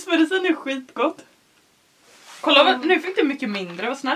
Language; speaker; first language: Swedish; native; Swedish